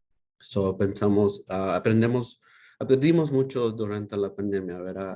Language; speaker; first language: Spanish; early bilingual, heritage; Spanish